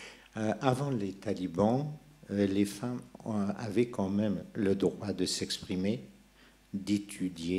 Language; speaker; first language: French; non-native, local second language; Persian